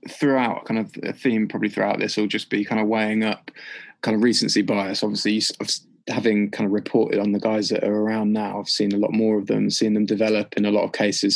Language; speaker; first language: English; native; English